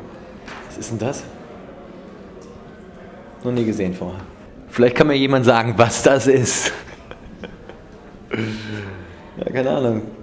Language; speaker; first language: German; native; German